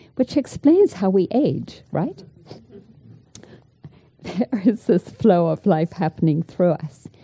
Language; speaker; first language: English; native; English